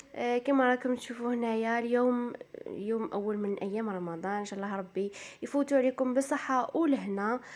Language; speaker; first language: Arabic; native; Arabic